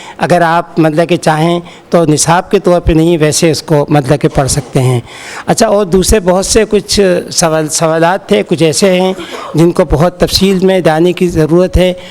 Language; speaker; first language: Urdu; native; Urdu